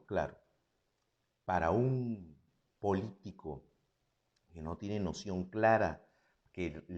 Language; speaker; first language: Spanish; native; Spanish